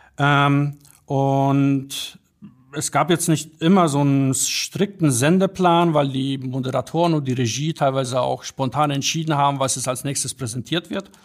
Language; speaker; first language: German; early bilingual, other home language; Polish